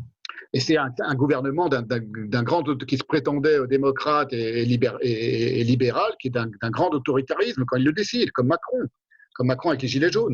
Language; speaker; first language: French; native; French